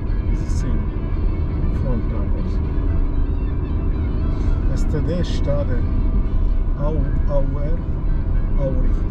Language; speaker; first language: English; non-native, learner; German